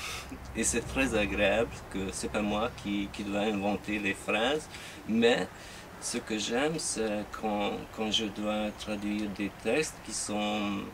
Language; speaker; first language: French; non-native, fluent; Hungarian